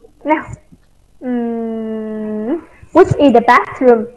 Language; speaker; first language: English; non-native, fluent; Vietnamese